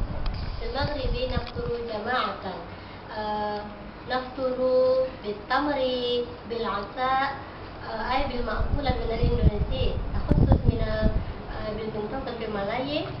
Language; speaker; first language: Arabic; non-native, learner; Indonesian